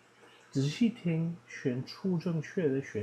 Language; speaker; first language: Chinese; non-native, learner; Dutch